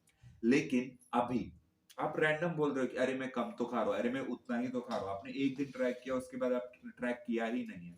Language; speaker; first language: Hindi; native; Hindi